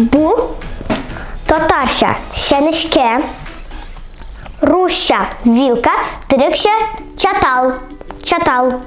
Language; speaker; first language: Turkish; non-native, learner; Tatar